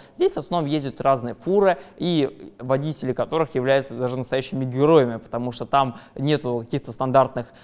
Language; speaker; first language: Russian; native; Russian